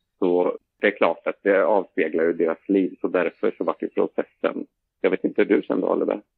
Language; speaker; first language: Swedish; native; Swedish